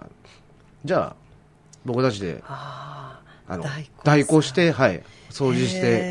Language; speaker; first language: Japanese; native; Japanese